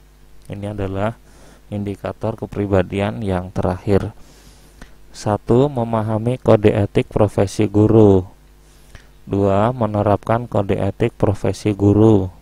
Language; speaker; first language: Indonesian; native; Indonesian